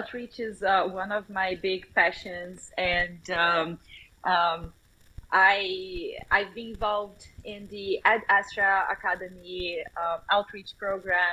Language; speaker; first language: English; non-native, fluent; Portuguese